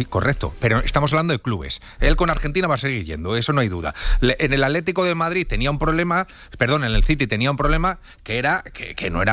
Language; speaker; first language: Spanish; native; Spanish